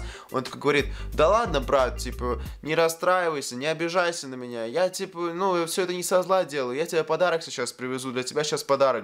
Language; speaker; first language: Russian; native; Russian